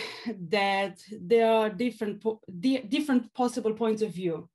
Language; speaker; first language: English; non-native, fluent; Slovenian